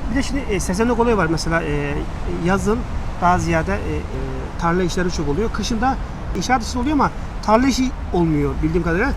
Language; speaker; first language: Turkish; native; Turkish